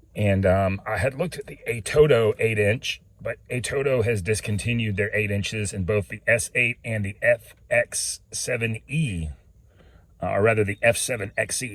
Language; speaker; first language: English; native; English